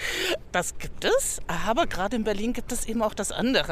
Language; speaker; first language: German; native; German